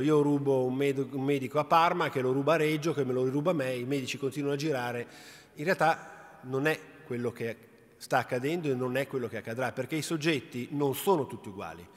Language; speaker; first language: Italian; native; Italian